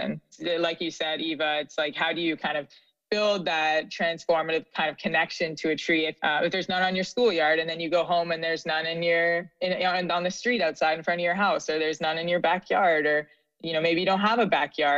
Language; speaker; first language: English; native; English